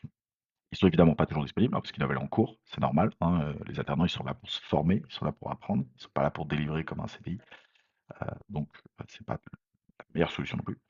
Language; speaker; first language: French; native; French